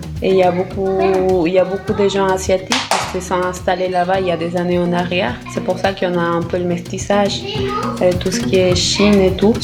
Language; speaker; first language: French; non-native, fluent; Spanish